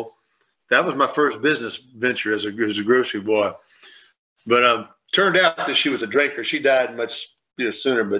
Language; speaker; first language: English; native; English